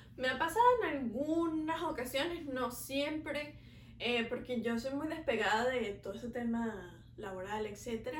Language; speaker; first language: Spanish; native; Spanish